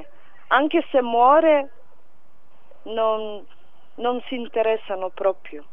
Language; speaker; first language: Italian; non-native, fluent; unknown